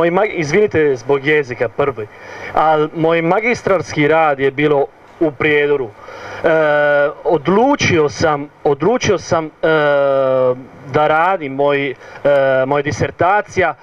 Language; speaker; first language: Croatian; non-native, learner; Italian